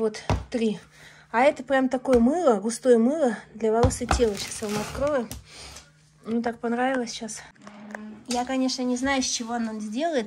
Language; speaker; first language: Russian; native; Russian